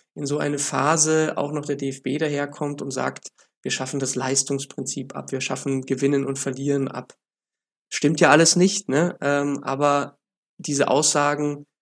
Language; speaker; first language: German; native; German